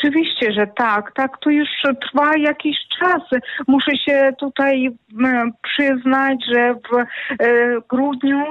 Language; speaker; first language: Polish; non-native, fluent; Ukrainian